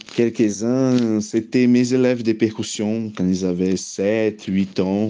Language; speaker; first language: French; non-native, fluent; Portuguese